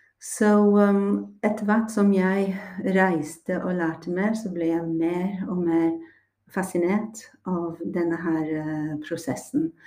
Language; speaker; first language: Norwegian; non-native, fluent; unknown